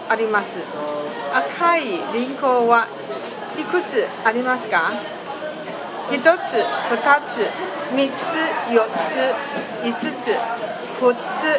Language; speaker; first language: Japanese; non-native, learner; Chinese